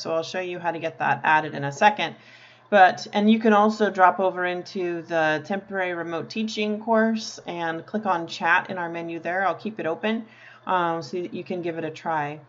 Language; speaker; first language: English; native; English